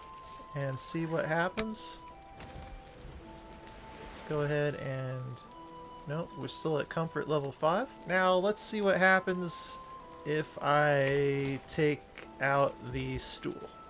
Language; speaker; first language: English; native; English